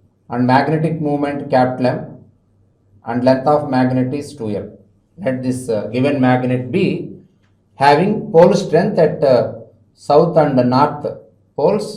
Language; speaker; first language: English; non-native, local second language; Telugu